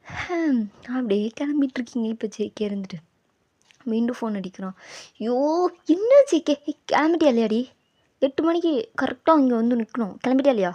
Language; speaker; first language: Tamil; native; Tamil